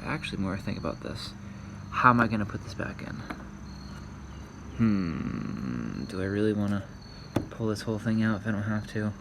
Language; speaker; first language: English; native; English